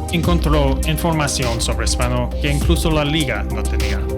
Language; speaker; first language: Spanish; non-native, fluent; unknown